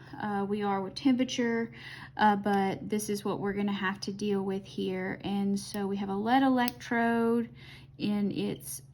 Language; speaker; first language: English; native; English